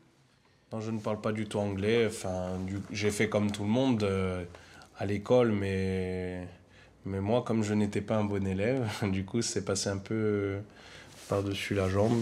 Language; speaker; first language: French; native; French